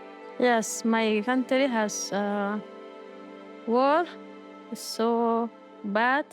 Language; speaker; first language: English; non-native, learner; Arabic